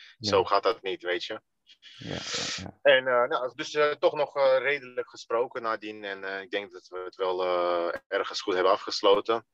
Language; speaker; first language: Dutch; early bilingual, other home language; Russian